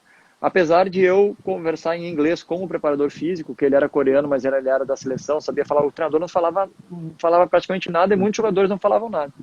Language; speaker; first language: Portuguese; native; Portuguese